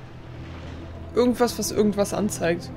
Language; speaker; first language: German; native; German